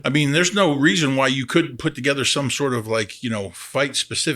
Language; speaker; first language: English; native; English